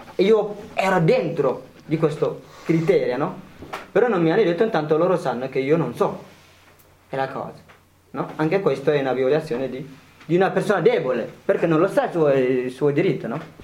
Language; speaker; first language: Italian; non-native, fluent; Tigrinya